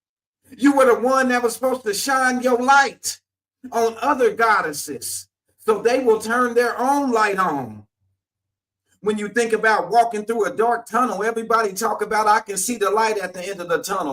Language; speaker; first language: English; native; English